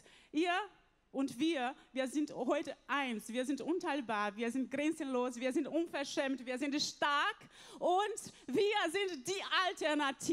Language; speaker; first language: German; non-native, fluent; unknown